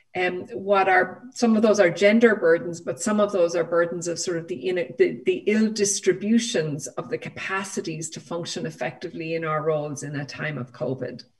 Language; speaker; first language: English; native; English